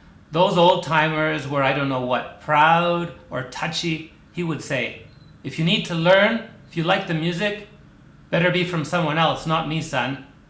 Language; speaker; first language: English; native; English